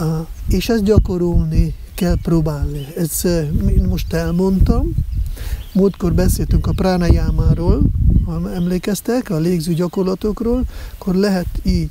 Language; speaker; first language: Hungarian; non-native, fluent; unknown